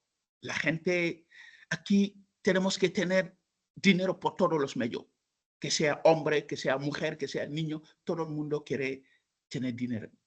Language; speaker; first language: Spanish; non-native, fluent; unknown